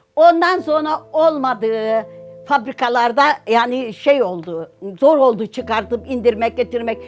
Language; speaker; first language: Turkish; native; Turkish